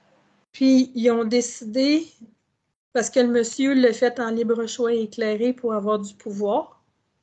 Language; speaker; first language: French; native; French